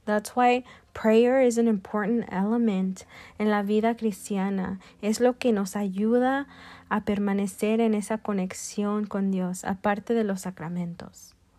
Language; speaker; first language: Spanish; early bilingual, other home language; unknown